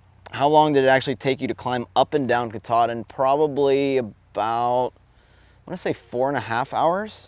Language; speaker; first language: English; native; English